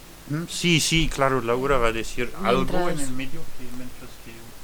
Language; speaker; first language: Spanish; non-native, learner; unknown